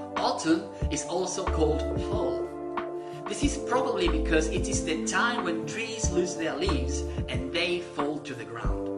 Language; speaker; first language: English; non-native, fluent; Spanish